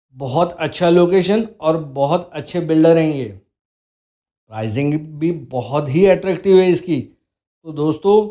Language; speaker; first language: Hindi; non-native, local second language; Gujarati